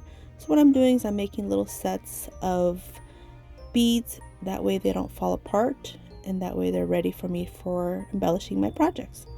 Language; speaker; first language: English; native; English